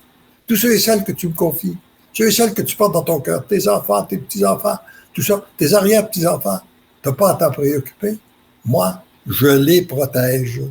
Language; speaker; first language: French; native; French